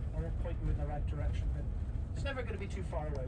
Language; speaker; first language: English; non-native, fluent; Icelandic